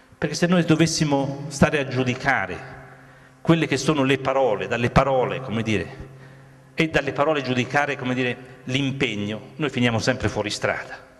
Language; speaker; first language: Italian; native; Italian